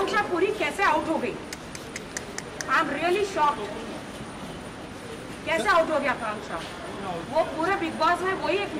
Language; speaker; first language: Hindi; native; Hindi